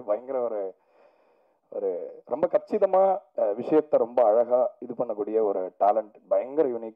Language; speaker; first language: Tamil; native; Tamil